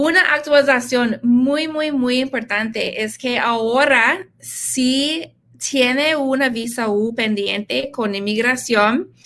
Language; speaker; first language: Spanish; early bilingual, heritage; English